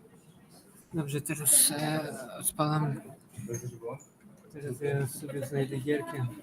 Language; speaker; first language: Polish; non-native, fluent; Ukrainian